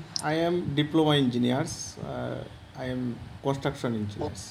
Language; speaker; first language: English; non-native, learner; Bangla